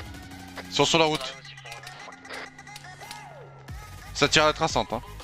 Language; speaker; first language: French; native; French